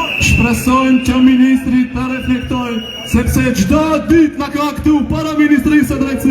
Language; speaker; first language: Albanian; native; Albanian